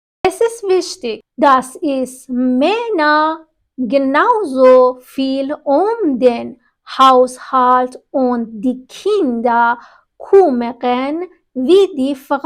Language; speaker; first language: German; non-native, fluent; Persian